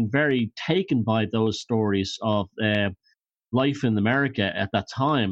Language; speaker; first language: English; native; English